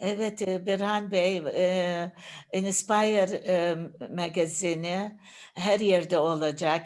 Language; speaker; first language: Turkish; non-native, learner; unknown